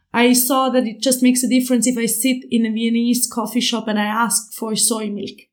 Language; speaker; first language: English; non-native, fluent; German